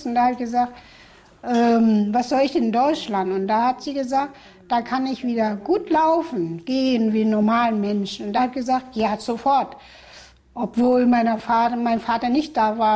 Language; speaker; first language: German; early bilingual, other home language; Vietnamese